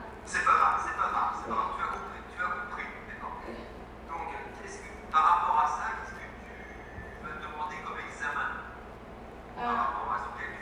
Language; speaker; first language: French; native; French